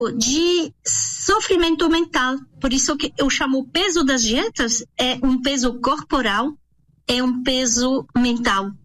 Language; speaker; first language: Portuguese; non-native, fluent; French